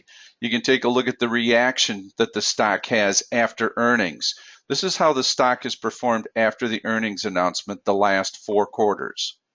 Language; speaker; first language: English; native; English